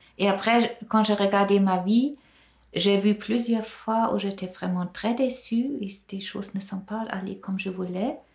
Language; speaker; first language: French; non-native, fluent; German